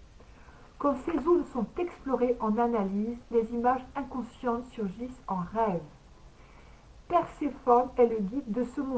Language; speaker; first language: French; native; French